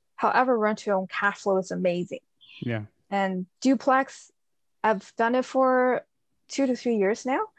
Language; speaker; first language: English; early bilingual, other home language; Chinese